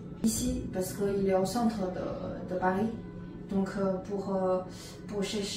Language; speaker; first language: French; non-native, fluent; Chinese